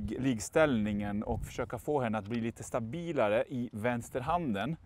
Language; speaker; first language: Swedish; non-native, fluent; French